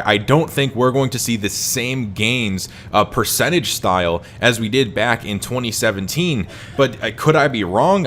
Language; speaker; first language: English; native; English